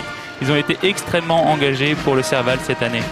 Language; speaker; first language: French; native; French